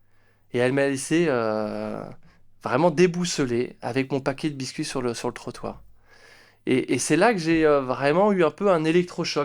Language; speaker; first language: French; native; French